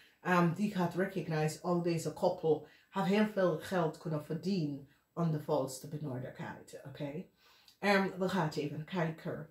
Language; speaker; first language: Dutch; non-native, learner; English